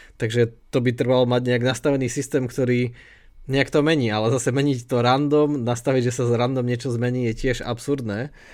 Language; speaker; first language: Slovak; native; Slovak